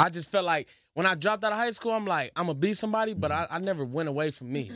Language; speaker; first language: English; native; English